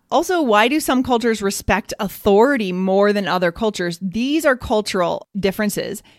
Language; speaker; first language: English; native; English